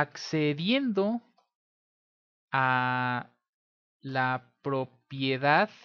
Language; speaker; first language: Spanish; native; Spanish